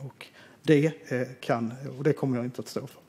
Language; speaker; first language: Swedish; native; Swedish